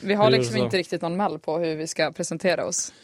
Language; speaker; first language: Swedish; native; Swedish